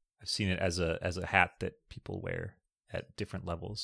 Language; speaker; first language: English; native; English